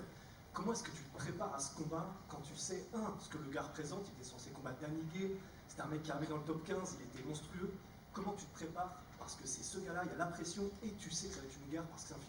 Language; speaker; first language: French; native; French